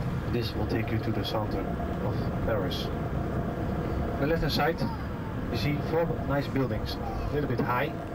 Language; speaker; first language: English; non-native, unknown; Dutch